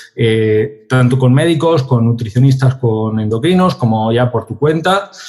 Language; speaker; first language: Spanish; native; Spanish